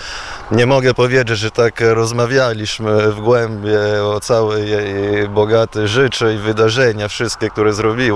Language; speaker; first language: Polish; non-native, fluent; Italian